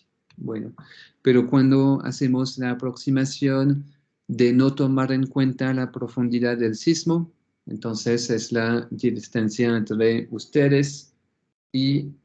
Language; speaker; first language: Spanish; non-native, fluent; French